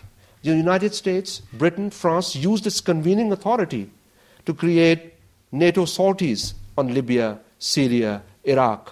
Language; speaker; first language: English; non-native, local second language; Urdu